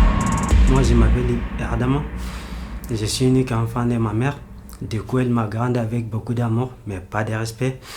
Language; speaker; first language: French; non-native, learner; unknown